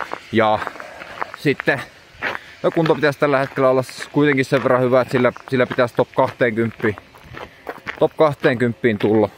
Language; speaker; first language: Finnish; native; Finnish